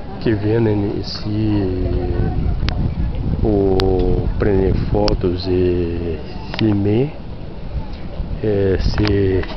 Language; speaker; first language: French; non-native, learner; Portuguese